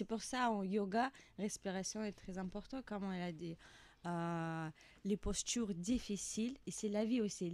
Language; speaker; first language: French; non-native, learner; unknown